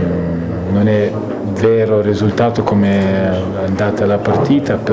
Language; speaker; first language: Italian; non-native, fluent; Lithuanian